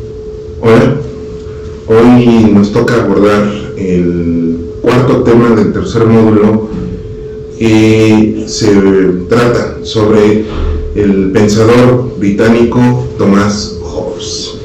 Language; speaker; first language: Spanish; native; Spanish